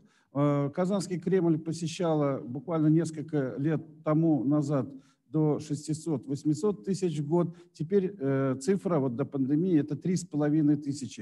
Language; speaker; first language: Russian; native; Russian